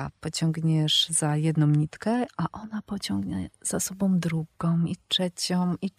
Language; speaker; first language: Polish; native; Polish